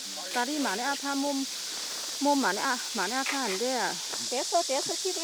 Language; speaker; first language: Korean; non-native, learner; Vietnamese